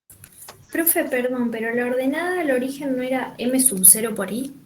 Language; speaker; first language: Spanish; native; Spanish